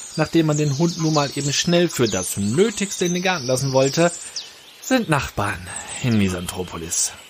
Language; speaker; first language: German; native; German